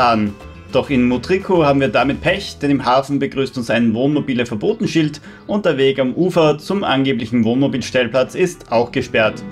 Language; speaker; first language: German; native; German